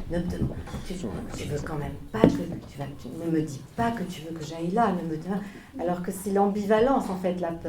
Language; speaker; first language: French; native; French